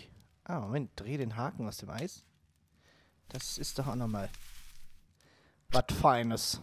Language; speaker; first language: German; native; German